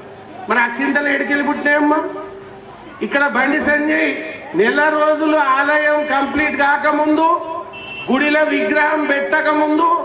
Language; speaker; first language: Telugu; native; Telugu